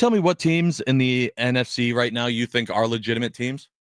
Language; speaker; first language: English; native; English